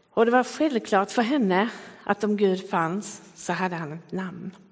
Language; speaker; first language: Swedish; native; Swedish